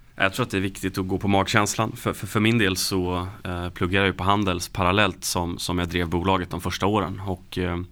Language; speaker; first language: Swedish; native; Swedish